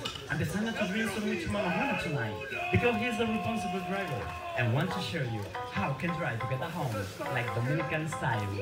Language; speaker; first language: English; non-native, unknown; Spanish